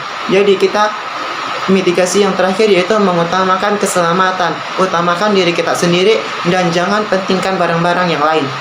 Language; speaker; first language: Indonesian; native; Indonesian